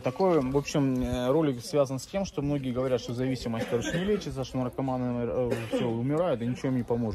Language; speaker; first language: Russian; native; Russian